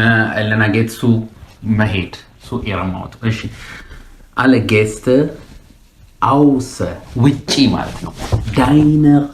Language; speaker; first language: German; non-native, fluent; Amharic